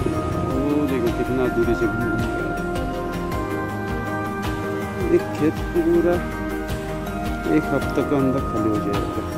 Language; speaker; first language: Hindi; non-native, local second language; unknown